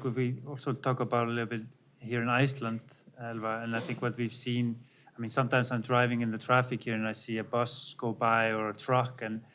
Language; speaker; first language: English; non-native, fluent; Icelandic